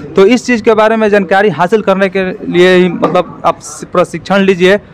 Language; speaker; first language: Hindi; native; Hindi